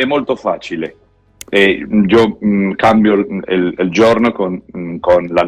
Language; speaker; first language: Italian; non-native, fluent; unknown